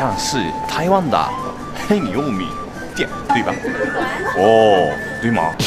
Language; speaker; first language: Chinese; non-native, learner; Japanese